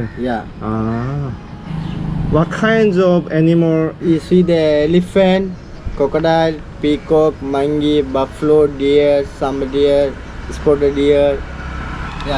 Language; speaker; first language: English; non-native, learner; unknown